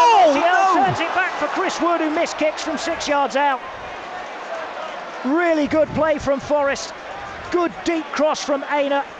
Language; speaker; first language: English; native; English